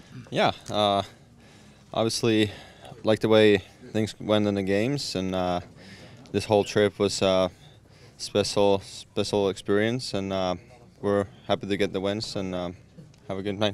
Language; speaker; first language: English; non-native, fluent; Finnish